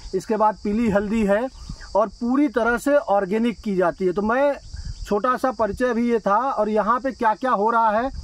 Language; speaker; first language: Hindi; native; Hindi